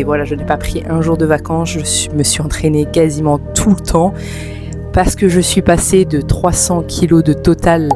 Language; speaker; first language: French; native; French